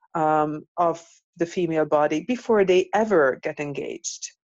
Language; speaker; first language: English; non-native, fluent; Hungarian